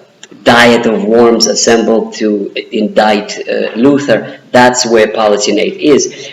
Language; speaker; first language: English; non-native, fluent; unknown